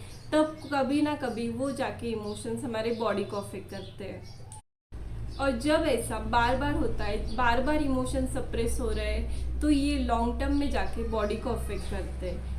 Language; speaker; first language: Hindi; non-native, local second language; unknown